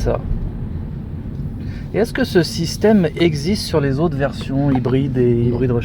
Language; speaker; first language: French; native; French